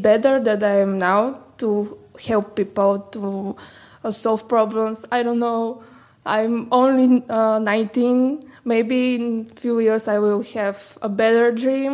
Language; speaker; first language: English; non-native, learner; Bulgarian